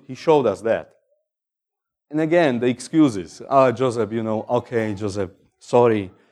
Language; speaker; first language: English; non-native, fluent; Slovak